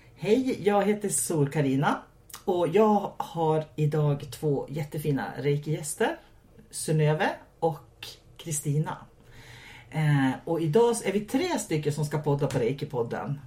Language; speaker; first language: Swedish; native; Swedish